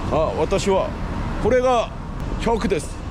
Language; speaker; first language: Korean; native; Korean